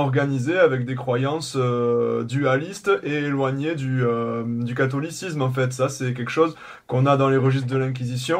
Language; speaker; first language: French; native; French